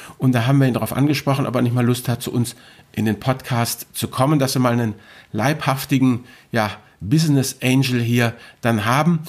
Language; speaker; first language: German; native; German